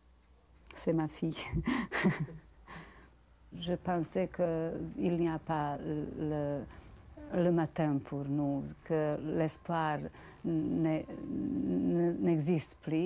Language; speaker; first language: French; non-native, learner; Bosnian